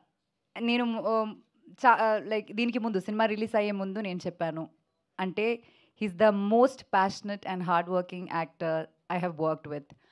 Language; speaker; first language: Telugu; non-native, local second language; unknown